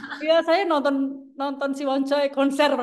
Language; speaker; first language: Indonesian; native; Indonesian